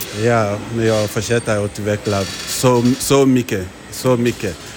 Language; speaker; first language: Swedish; non-native, learner; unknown